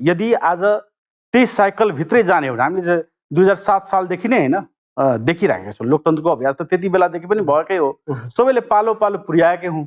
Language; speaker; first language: Nepali; non-native, local second language; Maithili